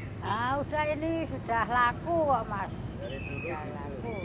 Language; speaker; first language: Indonesian; non-native, local second language; Javanese